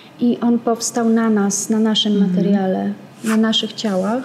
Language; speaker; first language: Polish; native; Polish